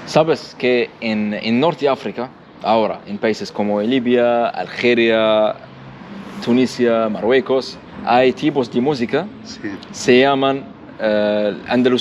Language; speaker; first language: Spanish; non-native, learner; Arabic